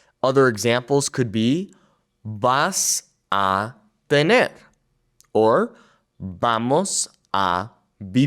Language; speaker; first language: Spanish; non-native, fluent; English